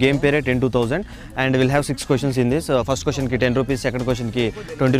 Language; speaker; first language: Telugu; native; Telugu